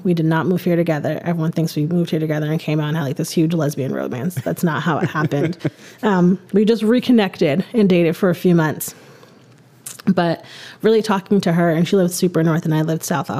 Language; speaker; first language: English; native; English